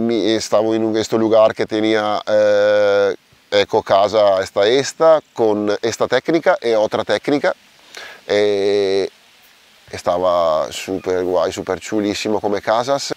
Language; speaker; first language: Spanish; non-native, learner; Italian